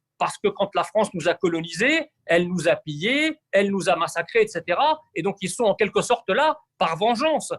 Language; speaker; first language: French; early bilingual, other home language; Arabic